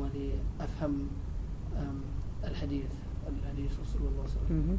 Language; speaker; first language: Arabic; non-native, learner; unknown